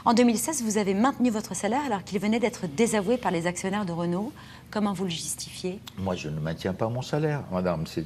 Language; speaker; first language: French; native; French